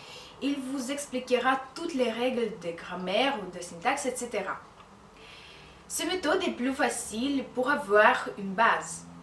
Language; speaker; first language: French; non-native, fluent; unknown